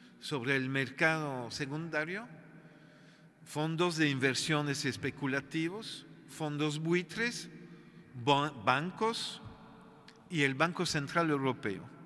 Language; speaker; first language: Spanish; non-native, fluent; French